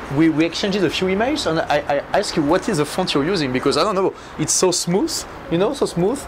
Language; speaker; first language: English; non-native, fluent; French